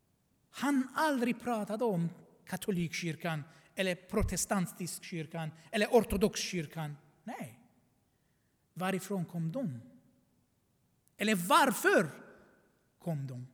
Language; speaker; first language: Swedish; non-native, fluent; Armenian